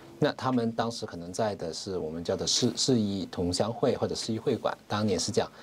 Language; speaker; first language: Chinese; non-native, local second language; Cantonese